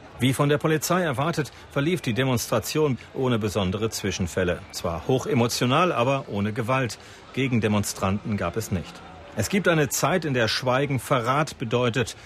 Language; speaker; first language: German; native; German